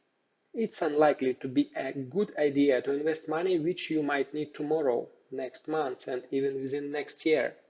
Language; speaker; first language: English; non-native, fluent; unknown